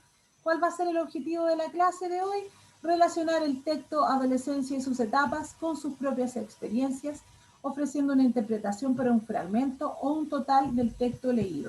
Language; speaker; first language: Spanish; native; Spanish